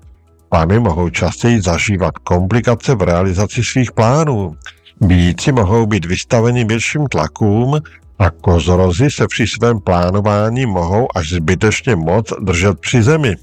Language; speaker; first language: Czech; native; Czech